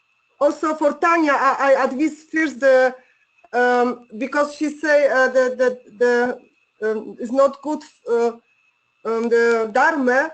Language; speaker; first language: English; non-native, learner; Polish